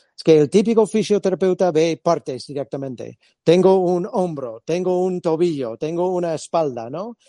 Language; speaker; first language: Spanish; non-native, fluent; English